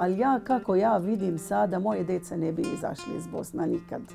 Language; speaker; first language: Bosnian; non-native, learner; Arabic